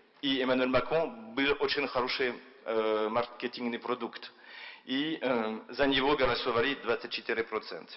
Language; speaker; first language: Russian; non-native, fluent; French